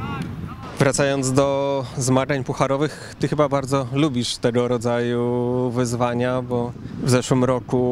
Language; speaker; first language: Polish; native; Polish